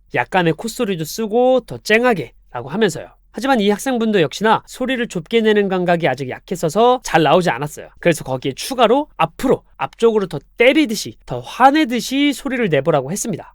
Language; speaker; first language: Korean; native; Korean